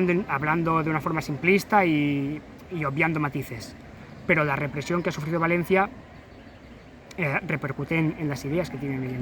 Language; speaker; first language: Spanish; native; Spanish